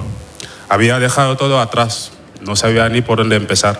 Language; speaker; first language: Spanish; non-native, fluent; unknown